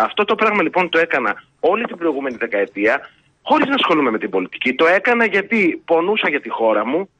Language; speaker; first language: Greek; early bilingual, heritage; Greek